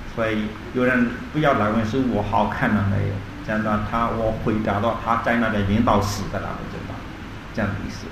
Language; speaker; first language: Chinese; non-native, learner; Burmese